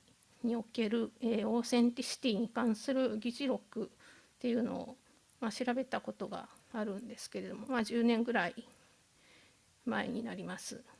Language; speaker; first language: Japanese; native; Japanese